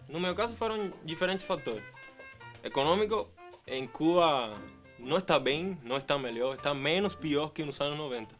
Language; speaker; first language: Portuguese; non-native, fluent; Spanish